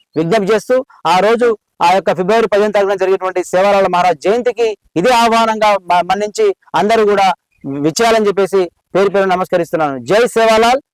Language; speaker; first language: Telugu; non-native, local second language; Lambadi